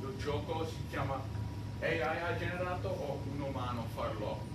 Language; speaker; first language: Italian; non-native, learner; English